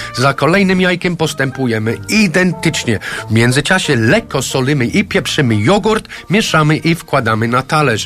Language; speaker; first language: Polish; non-native, fluent; English